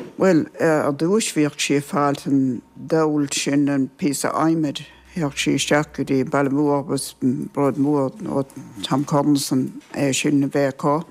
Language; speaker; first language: Irish; native; Irish